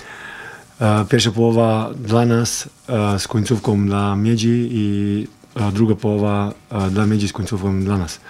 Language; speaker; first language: Polish; non-native, fluent; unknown